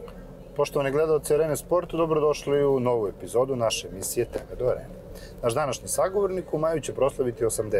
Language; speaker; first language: Serbian; native; Serbian